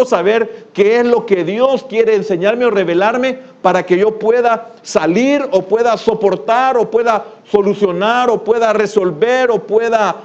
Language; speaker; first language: Spanish; native; Spanish